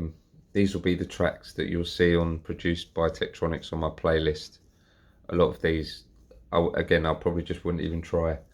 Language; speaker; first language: English; native; English